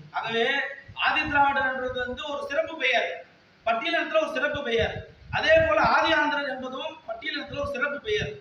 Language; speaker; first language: Tamil; non-native, local second language; Telugu